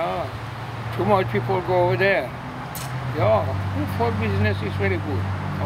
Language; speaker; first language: English; non-native, learner; Persian